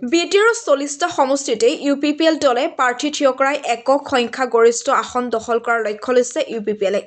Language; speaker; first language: Assamese; native; Assamese